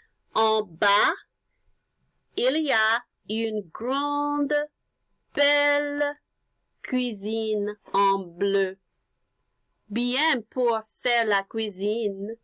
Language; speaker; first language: French; non-native, learner; English